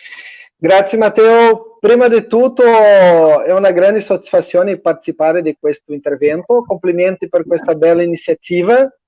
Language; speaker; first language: Italian; non-native, fluent; Portuguese